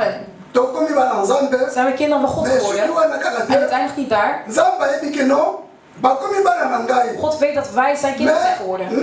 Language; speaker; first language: Dutch; non-native, fluent; Lingala